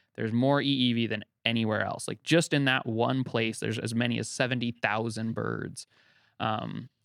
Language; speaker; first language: English; native; English